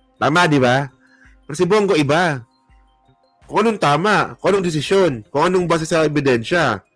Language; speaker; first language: Filipino; non-native, local second language; Hiligaynon